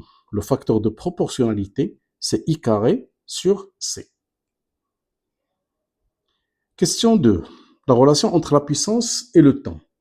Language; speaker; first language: French; non-native, local second language; Arabic